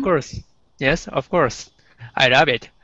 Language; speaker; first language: English; non-native, learner; Japanese